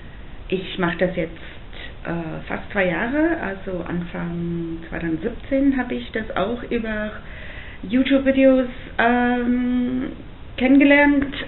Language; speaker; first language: German; non-native, fluent; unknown